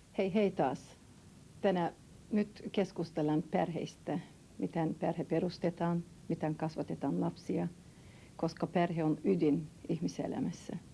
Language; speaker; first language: Finnish; non-native, fluent; Turkish